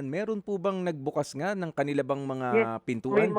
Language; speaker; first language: Filipino; native; Filipino